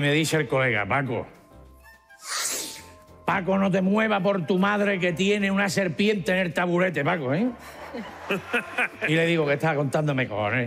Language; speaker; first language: Spanish; native; Spanish